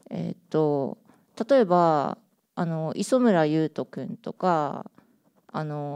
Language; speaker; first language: Japanese; native; Japanese